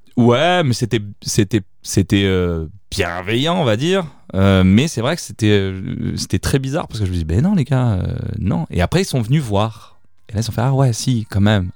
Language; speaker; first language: French; early bilingual, other home language; Italian